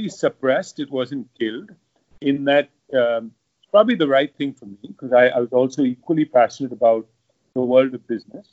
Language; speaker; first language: English; non-native, local second language; Hindi